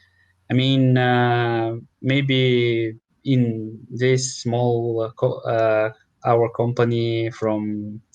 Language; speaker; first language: English; non-native, learner; Russian